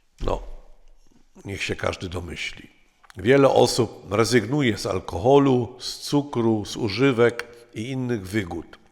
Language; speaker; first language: Polish; native; Polish